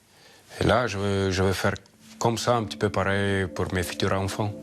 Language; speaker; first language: French; non-native, learner; Russian